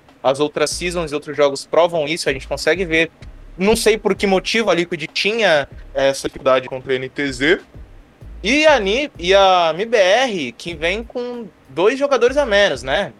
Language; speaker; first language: Portuguese; native; Portuguese